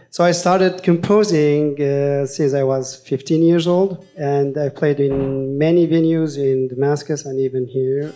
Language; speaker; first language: English; non-native, fluent; Kurdish